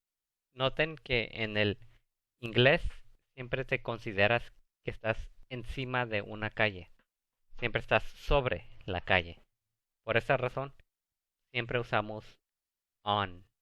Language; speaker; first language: Spanish; early bilingual, heritage; Spanish